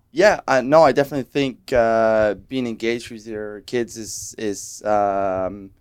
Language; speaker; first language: English; non-native, fluent; Danish